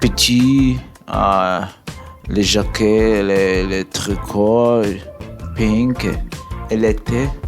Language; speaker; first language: French; non-native, learner; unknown